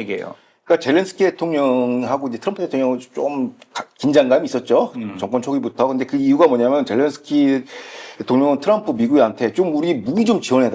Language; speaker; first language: Korean; native; Korean